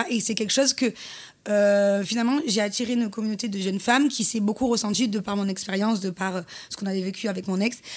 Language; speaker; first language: French; native; French